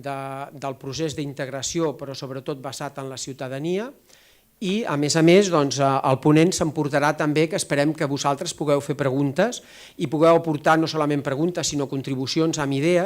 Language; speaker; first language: Catalan; native; Catalan